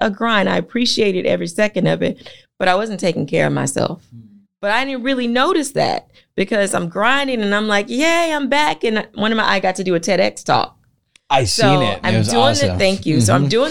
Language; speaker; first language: English; native; English